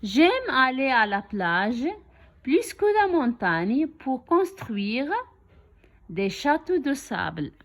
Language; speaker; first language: French; non-native, local second language; Arabic